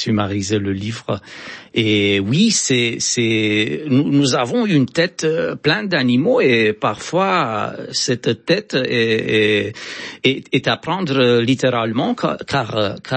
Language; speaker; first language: French; non-native, fluent; Romanian